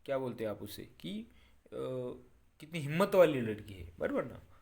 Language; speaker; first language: Hindi; non-native, local second language; Marathi